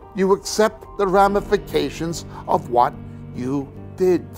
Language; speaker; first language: English; native; English